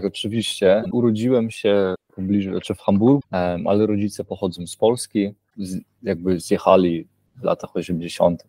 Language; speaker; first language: Polish; early bilingual, heritage; Polish